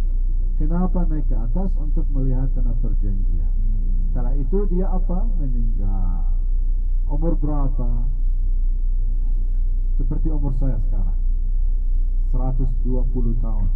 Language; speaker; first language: Indonesian; non-native, fluent; Arabic